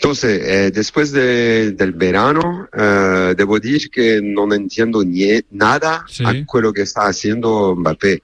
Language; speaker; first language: Spanish; non-native, learner; French